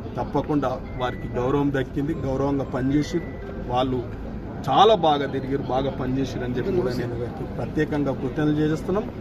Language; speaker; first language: Telugu; native; Telugu